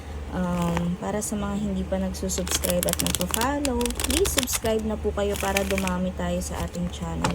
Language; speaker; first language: Filipino; native; Filipino